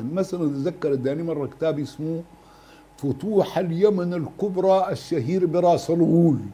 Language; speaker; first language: Arabic; native; Arabic